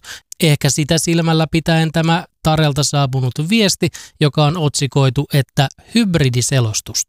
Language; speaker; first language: Finnish; native; Finnish